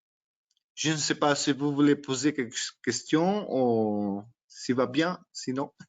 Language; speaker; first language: French; non-native, learner; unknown